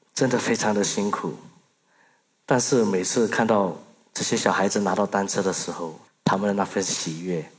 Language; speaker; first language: Chinese; early bilingual, other home language; Burmese